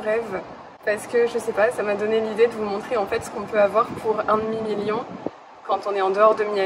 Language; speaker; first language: French; native; French